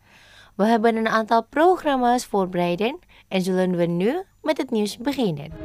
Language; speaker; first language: Dutch; non-native, learner; Indonesian